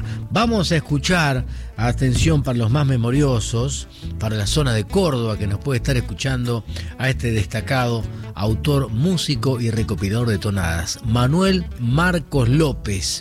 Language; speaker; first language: Spanish; native; Spanish